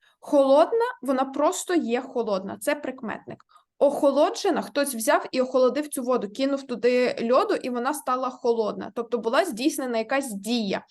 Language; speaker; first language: Ukrainian; native; Ukrainian